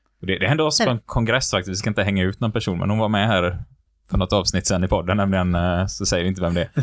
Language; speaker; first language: Swedish; native; Swedish